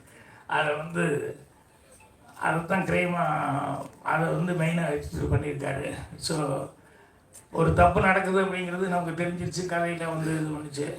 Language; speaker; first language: Tamil; native; Tamil